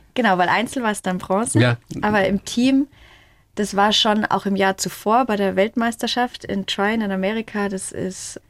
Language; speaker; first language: German; native; German